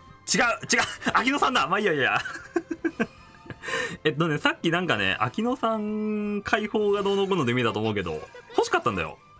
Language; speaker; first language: Japanese; native; Japanese